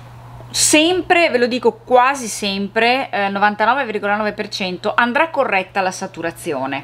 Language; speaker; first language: Italian; native; Italian